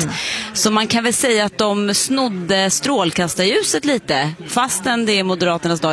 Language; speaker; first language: Swedish; native; Swedish